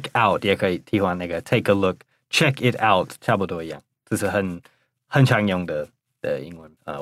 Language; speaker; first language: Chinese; non-native, fluent; English